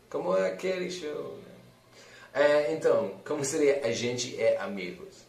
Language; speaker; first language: Portuguese; non-native, fluent; English